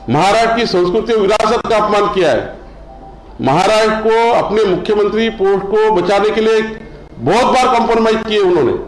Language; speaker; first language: Hindi; non-native, local second language; Marathi